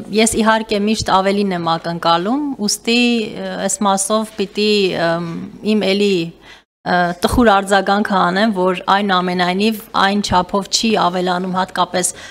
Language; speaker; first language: Armenian; native; Armenian